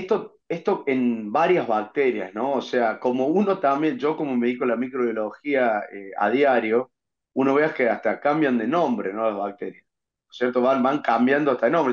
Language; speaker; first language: Spanish; native; Spanish